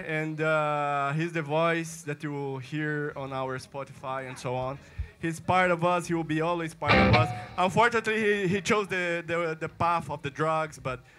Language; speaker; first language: English; non-native, fluent; Portuguese